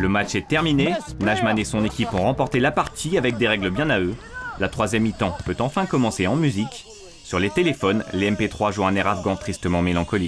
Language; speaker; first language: French; native; French